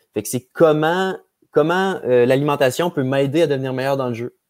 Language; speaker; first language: French; native; French